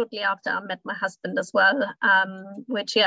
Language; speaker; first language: English; non-native, fluent; German